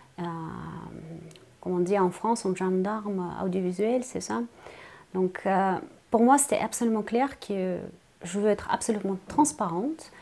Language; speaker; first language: French; non-native, fluent; Russian